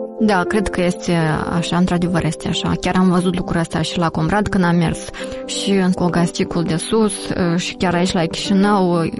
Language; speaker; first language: Romanian; native; Romanian